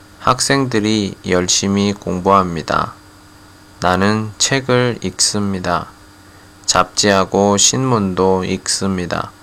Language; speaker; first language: Korean; non-native, fluent; Chinese